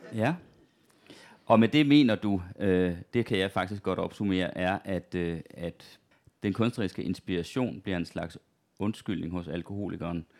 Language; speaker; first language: Danish; native; Danish